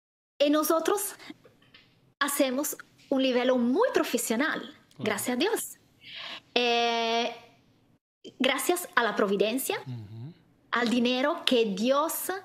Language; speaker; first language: Spanish; non-native, learner; Italian